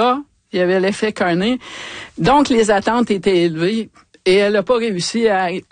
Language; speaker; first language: French; native; French